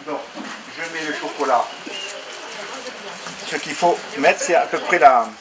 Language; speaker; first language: French; native; French